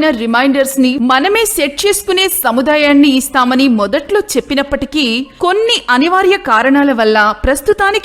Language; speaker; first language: Telugu; native; Telugu